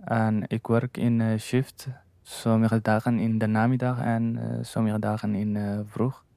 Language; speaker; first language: Dutch; non-native, learner; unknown